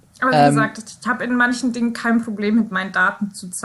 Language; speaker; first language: German; native; German